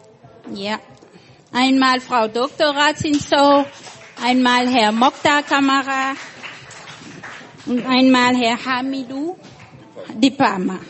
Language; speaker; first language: German; non-native, fluent; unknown